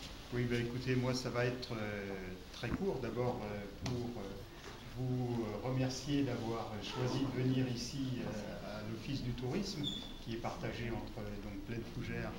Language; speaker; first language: French; native; French